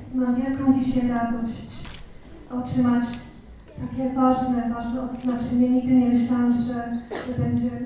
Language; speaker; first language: Polish; early bilingual, heritage; Polish